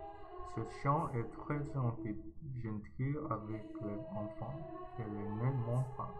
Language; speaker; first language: French; non-native, learner; Chinese